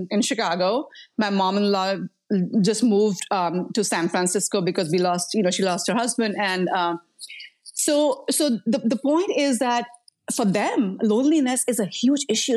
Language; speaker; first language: English; non-native, local second language; Hindi